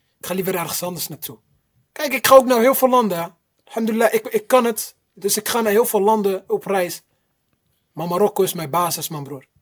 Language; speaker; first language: Dutch; early bilingual, other home language; Arabic